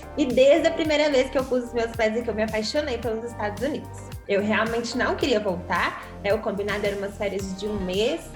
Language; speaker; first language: Portuguese; native; Portuguese